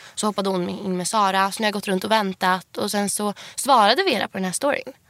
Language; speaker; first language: Swedish; native; Swedish